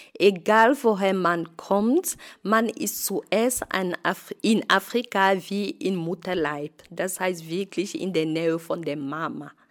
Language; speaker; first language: German; non-native, fluent; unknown